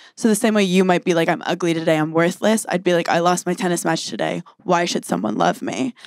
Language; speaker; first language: English; native; English